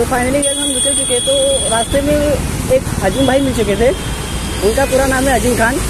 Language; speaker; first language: Hindi; native; Hindi